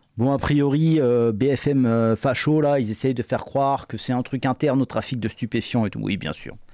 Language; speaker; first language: French; native; French